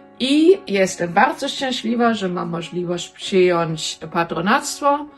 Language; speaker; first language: Polish; non-native, learner; German